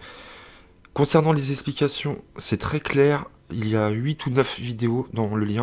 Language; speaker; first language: French; native; French